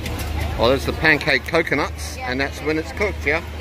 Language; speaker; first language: English; native; English